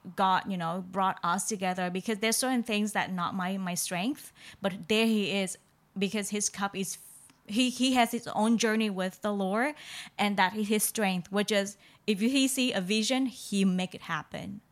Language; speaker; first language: English; non-native, fluent; Vietnamese